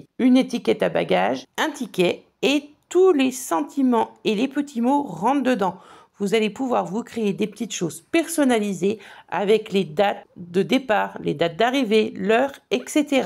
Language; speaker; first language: French; native; French